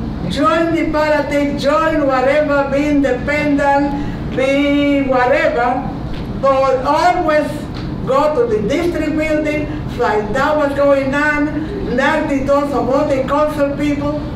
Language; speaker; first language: English; non-native, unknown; Spanish